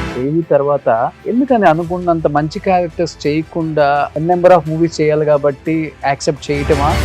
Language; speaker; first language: Telugu; native; Telugu